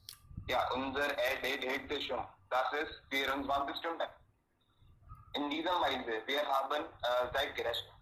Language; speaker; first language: German; non-native, learner; Hindi